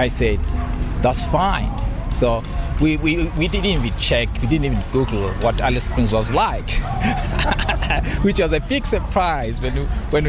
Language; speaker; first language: English; non-native, local second language; Shona